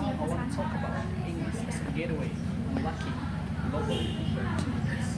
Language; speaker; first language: English; non-native, learner; Indonesian